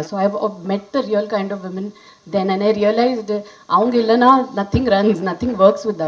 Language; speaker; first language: Tamil; non-native, fluent; Hindi